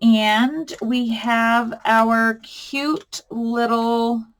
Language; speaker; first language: English; native; English